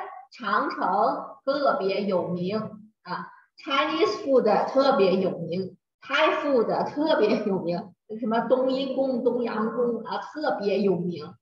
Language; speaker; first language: Chinese; non-native, learner; Thai